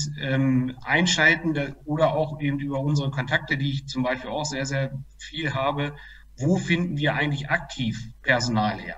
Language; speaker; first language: German; native; German